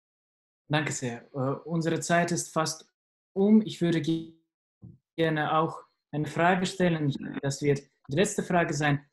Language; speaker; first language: German; non-native, fluent; Russian